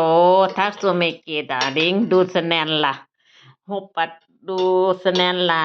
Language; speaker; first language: Swedish; non-native, learner; Thai